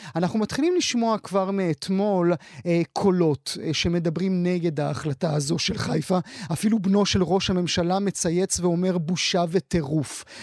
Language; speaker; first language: Hebrew; native; Hebrew